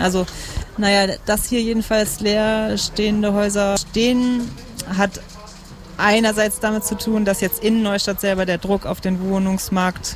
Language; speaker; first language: German; native; German